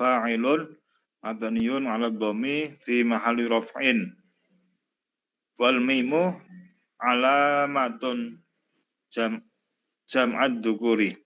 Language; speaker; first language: Arabic; non-native, learner; Indonesian